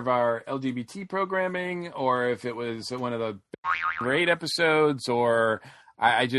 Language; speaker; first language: English; native; English